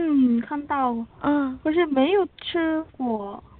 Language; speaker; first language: Chinese; non-native, learner; Korean